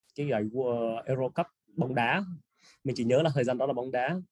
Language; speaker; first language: Vietnamese; native; Vietnamese